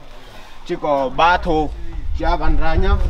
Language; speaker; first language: Vietnamese; non-native, learner; Portuguese